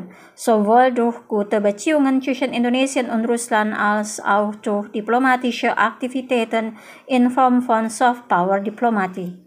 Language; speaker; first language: German; non-native, fluent; Indonesian